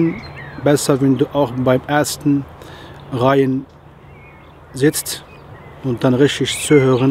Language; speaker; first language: German; non-native, fluent; Arabic